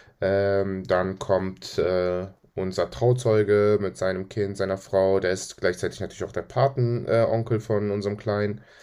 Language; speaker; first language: German; early bilingual, other home language; Greek